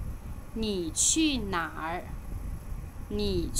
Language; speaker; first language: Chinese; non-native, fluent; Lao